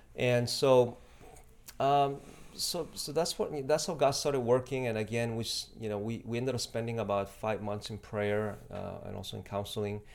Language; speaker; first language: English; non-native, fluent; Spanish